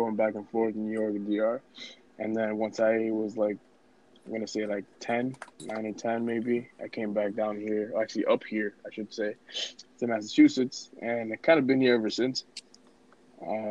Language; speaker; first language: English; early bilingual, other home language; Spanish